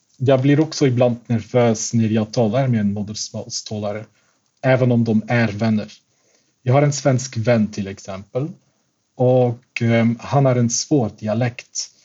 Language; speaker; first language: Swedish; non-native, fluent; Dutch